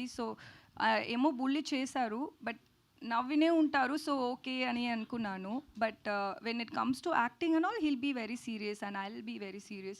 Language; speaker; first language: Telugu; non-native, learner; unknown